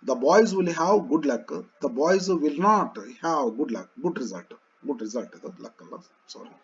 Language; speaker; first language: English; non-native, local second language; Kannada